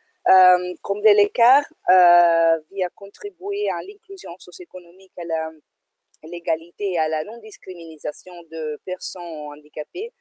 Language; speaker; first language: French; non-native, fluent; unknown